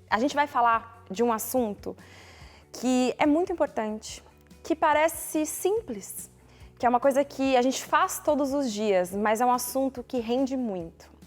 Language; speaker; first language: Portuguese; native; Portuguese